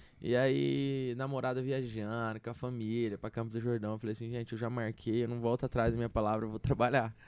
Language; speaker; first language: Portuguese; native; Portuguese